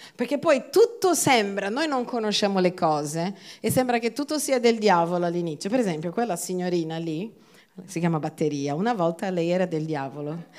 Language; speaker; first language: Italian; non-native, fluent; Portuguese